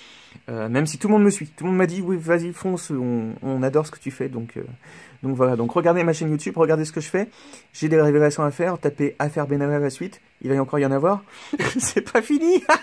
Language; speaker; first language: French; native; French